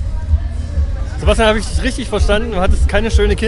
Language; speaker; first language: German; native; German